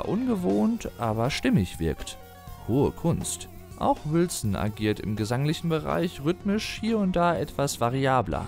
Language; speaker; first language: German; native; German